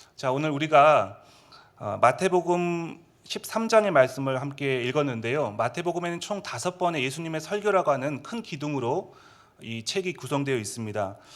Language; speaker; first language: Korean; native; Korean